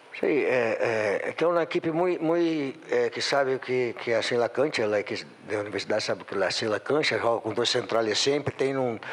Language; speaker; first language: Portuguese; non-native, learner; Spanish